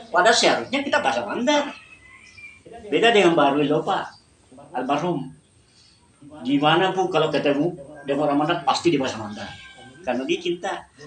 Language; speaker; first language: Indonesian; non-native, local second language; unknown